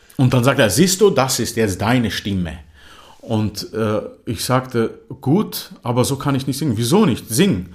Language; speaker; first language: German; non-native, fluent; Croatian